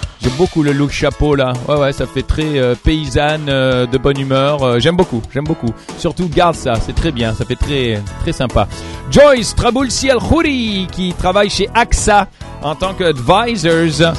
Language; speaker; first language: French; native; French